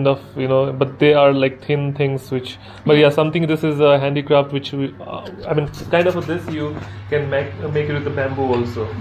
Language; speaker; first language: English; non-native, local second language; Hindi